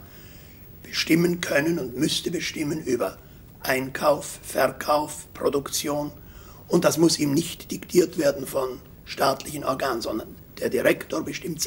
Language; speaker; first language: German; native; German